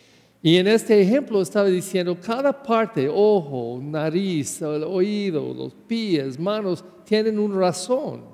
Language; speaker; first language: Spanish; non-native, learner; English